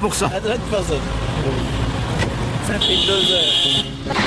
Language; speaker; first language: French; native; French